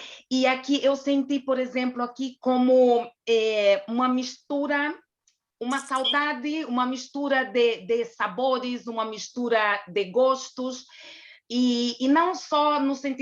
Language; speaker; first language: Portuguese; native; Portuguese